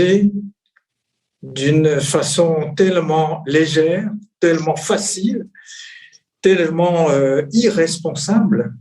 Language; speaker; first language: French; non-native, fluent; Chinese